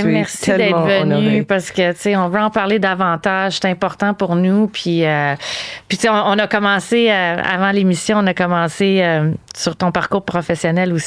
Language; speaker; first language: French; native; French